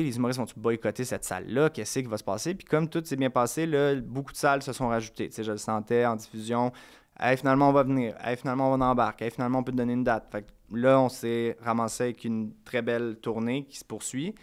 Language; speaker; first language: French; native; French